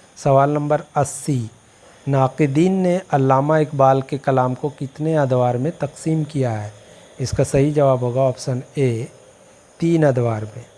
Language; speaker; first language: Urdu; native; Urdu